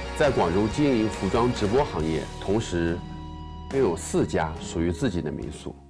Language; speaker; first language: Chinese; native; Chinese